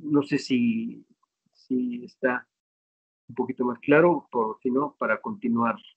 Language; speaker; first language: Spanish; native; Spanish